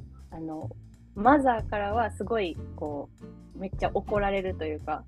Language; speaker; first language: Japanese; early bilingual, heritage; Japanese